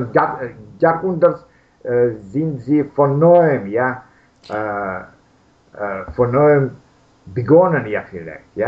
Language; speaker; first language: German; non-native, learner; Russian